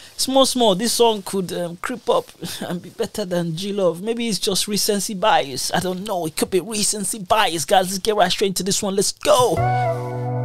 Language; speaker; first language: English; native; English